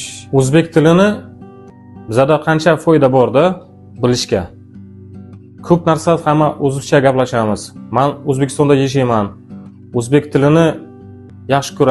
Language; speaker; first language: Uzbek; non-native, local second language; Russian